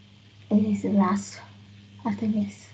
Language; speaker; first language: English; non-native, learner; Vietnamese